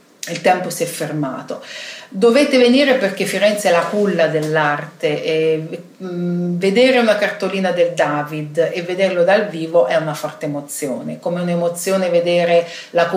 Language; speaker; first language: Italian; native; Italian